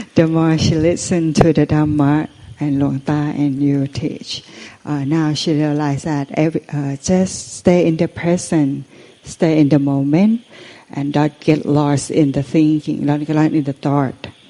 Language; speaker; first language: English; non-native, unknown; Thai